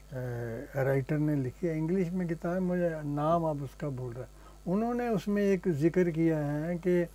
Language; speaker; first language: Hindi; native; Hindi